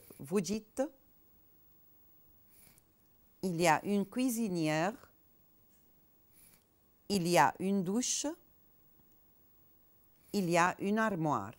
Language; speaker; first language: French; non-native, fluent; Arabic